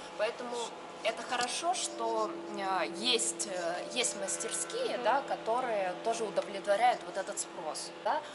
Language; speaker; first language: Russian; native; Russian